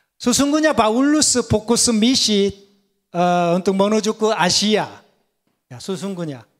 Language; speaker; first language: Indonesian; non-native, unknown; Korean